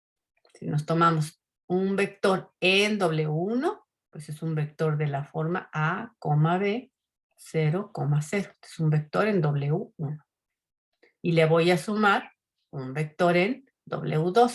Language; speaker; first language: Spanish; native; Spanish